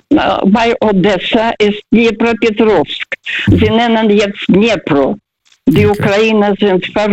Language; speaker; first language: German; non-native, fluent; Russian